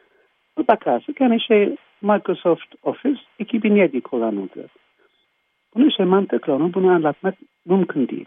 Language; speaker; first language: Turkish; non-native, fluent; English